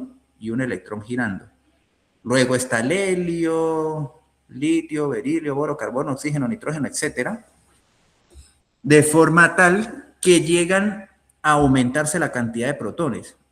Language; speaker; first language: Spanish; native; Spanish